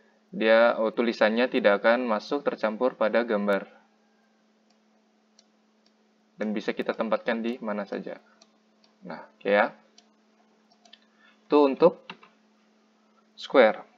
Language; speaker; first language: Indonesian; native; Indonesian